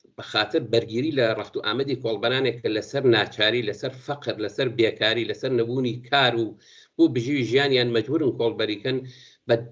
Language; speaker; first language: Central Kurdish; non-native, local second language; Southern Kurdish